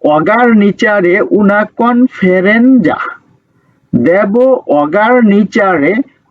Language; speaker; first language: Italian; non-native, learner; Bangla